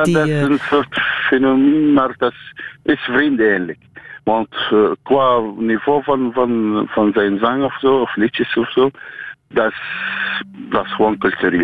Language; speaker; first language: Dutch; non-native, fluent; Arabic